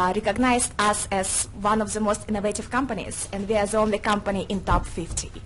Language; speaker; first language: English; non-native, fluent; Russian